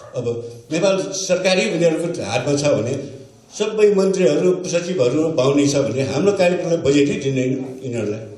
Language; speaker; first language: Nepali; non-native, local second language; Newari